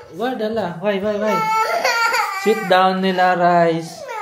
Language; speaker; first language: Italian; non-native, learner; Filipino